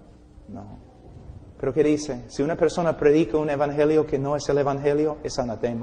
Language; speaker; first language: Spanish; non-native, fluent; English